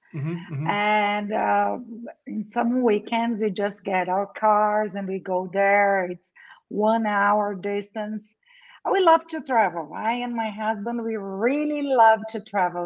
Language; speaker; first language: English; non-native, fluent; Portuguese